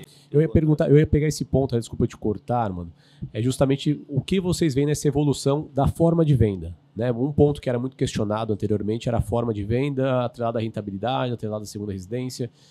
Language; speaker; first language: Portuguese; native; Portuguese